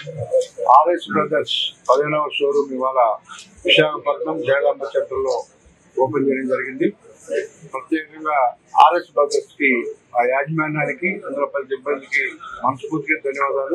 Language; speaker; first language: Telugu; native; Telugu